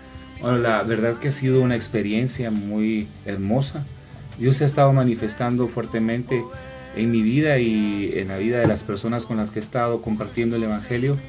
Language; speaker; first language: Spanish; native; Spanish